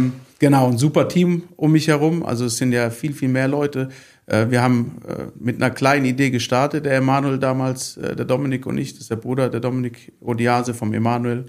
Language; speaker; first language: German; native; German